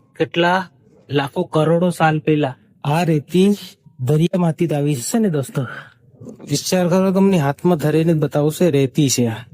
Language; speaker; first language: Gujarati; non-native, local second language; Bhili